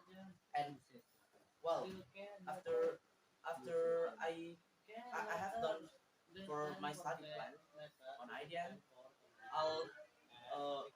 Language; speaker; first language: English; non-native, learner; Indonesian